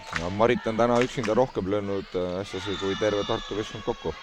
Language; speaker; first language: Estonian; native; Estonian